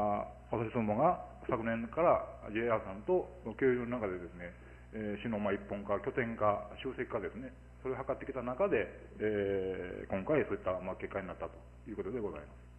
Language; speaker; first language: Japanese; native; Japanese